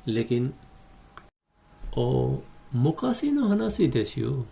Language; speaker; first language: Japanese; non-native, fluent; Hindi